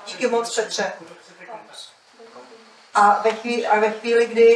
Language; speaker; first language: Czech; native; Czech